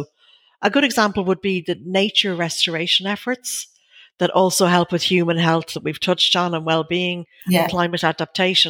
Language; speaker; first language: English; native; English